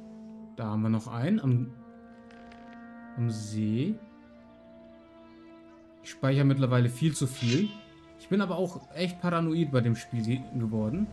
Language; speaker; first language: German; native; German